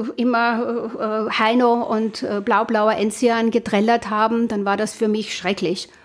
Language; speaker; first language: German; native; German